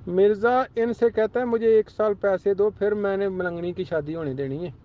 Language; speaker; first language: Urdu; non-native, local second language; Punjabi